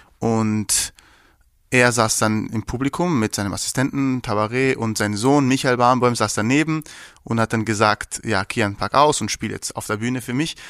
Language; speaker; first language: German; early bilingual, other home language; Persian